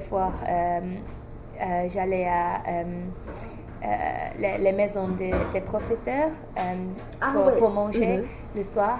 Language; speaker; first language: French; non-native, fluent; English